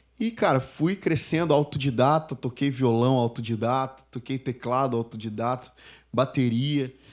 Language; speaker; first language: Portuguese; early bilingual, other home language; Spanish